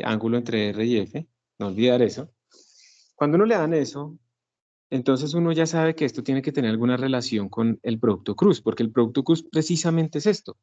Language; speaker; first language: Spanish; native; Spanish